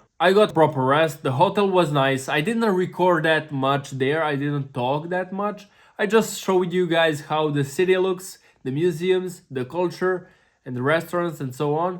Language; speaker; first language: English; non-native, fluent; Serbian